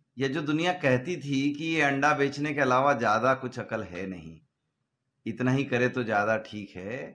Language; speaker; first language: Hindi; native; Hindi